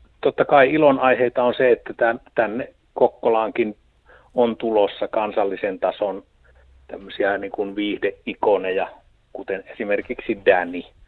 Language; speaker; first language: Finnish; native; Finnish